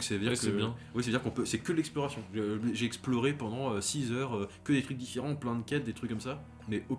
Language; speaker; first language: French; native; French